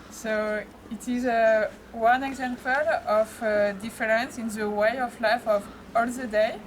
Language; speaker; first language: English; non-native, learner; French